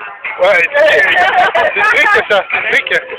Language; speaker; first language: French; native; French